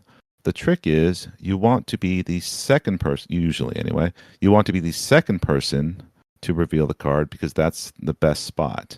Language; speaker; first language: English; native; English